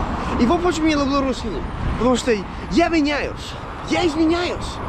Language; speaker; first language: Russian; non-native, fluent; English